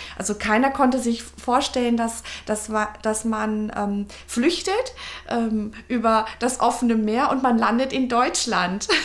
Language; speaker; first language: German; early bilingual, other home language; Vietnamese